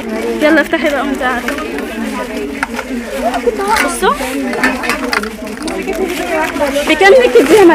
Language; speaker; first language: Arabic; native; Arabic